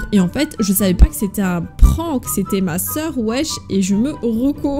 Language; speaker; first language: French; native; French